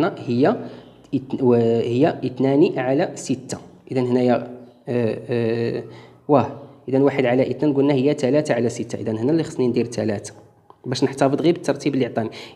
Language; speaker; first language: Arabic; native; Arabic